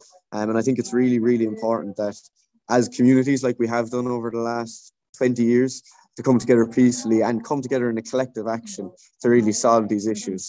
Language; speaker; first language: English; native; English